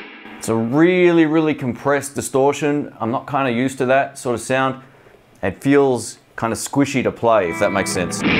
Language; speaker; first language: English; native; English